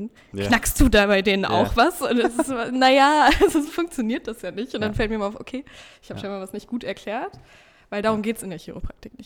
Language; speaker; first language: German; native; German